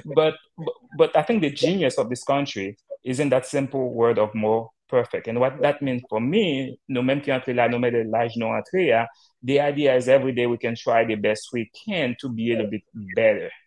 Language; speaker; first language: English; non-native, fluent; Haitian Creole